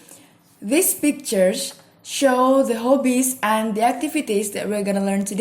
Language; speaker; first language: English; non-native, fluent; Indonesian